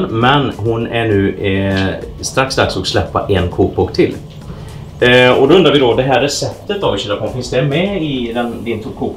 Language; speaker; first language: Swedish; native; Swedish